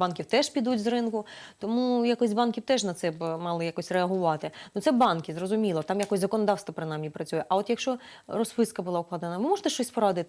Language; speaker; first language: Ukrainian; native; Ukrainian